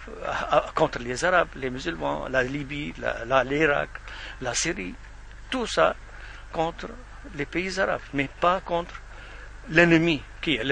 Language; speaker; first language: French; non-native, fluent; Arabic